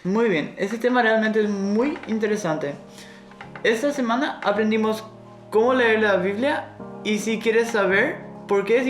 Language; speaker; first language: Spanish; non-native, fluent; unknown